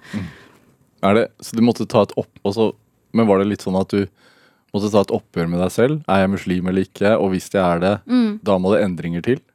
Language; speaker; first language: Norwegian; native; Norwegian